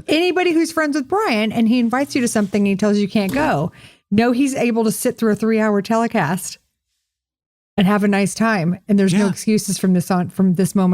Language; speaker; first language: English; native; English